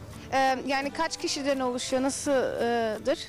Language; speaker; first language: Turkish; native; Turkish